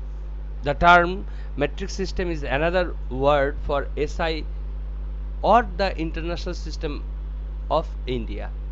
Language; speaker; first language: English; non-native, local second language; Bangla